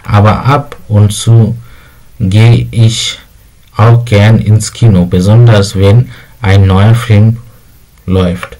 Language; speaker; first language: German; non-native, learner; Bangla